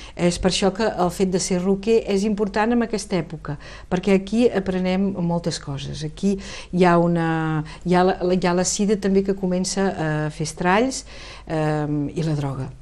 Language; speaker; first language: Catalan; native; Catalan